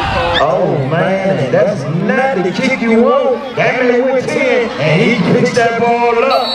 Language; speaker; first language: English; native; English